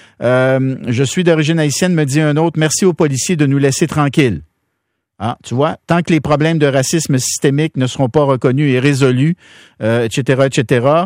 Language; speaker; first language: French; native; French